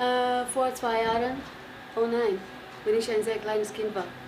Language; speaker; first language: German; non-native, learner; Persian